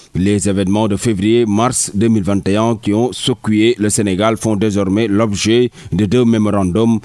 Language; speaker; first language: French; non-native, local second language; Wolof